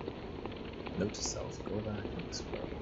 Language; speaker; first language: English; native; English